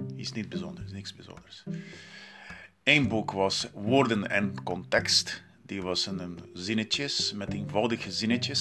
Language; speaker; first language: Dutch; non-native, learner; Portuguese